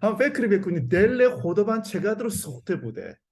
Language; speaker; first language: Persian; non-native, learner; Korean